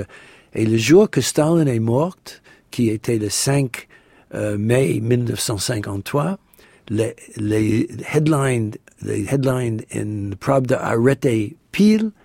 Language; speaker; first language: French; non-native, fluent; English